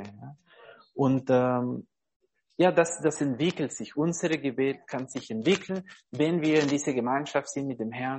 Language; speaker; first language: German; non-native, fluent; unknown